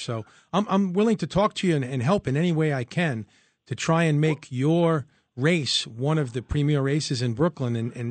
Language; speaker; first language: English; native; English